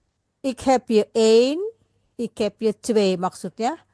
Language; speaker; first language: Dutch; non-native, fluent; Indonesian